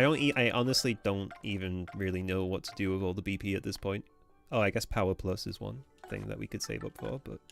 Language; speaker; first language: English; native; English